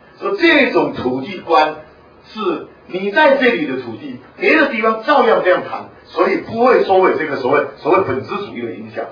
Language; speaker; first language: Chinese; non-native, local second language; Hakka Chinese